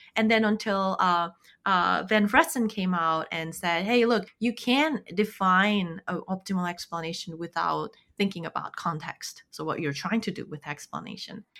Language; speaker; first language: English; non-native, fluent; Korean